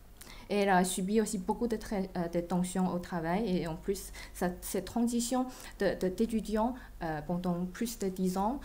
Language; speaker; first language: French; non-native, fluent; Chinese